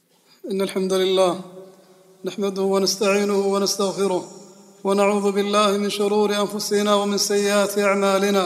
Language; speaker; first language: Arabic; native; Arabic